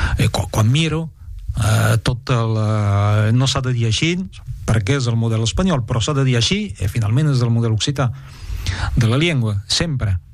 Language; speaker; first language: Catalan; non-native, fluent; French